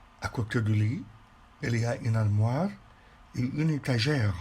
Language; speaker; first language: French; non-native, fluent; Arabic